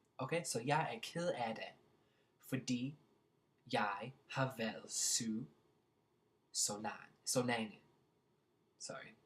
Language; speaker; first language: Danish; non-native, fluent; English